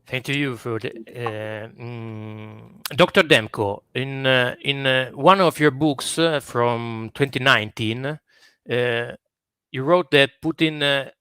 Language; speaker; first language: English; non-native, fluent; Italian